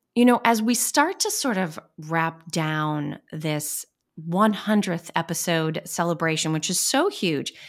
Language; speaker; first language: English; native; English